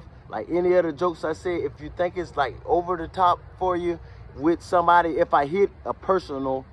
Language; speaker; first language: English; native; English